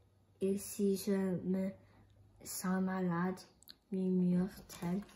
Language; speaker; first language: French; non-native, learner; English